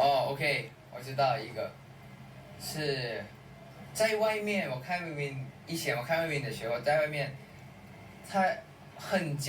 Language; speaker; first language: Chinese; non-native, learner; Thai